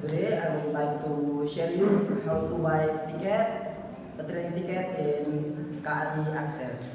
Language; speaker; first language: English; non-native, learner; Indonesian